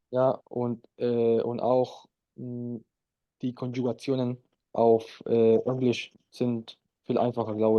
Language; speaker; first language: German; non-native, fluent; Spanish